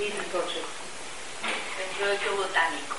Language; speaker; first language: Spanish; non-native, learner; Italian